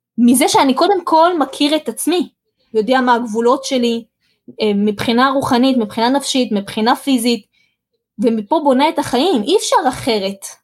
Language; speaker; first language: Hebrew; early bilingual, other home language; Russian